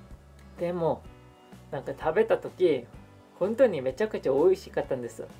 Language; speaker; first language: Japanese; non-native, fluent; Korean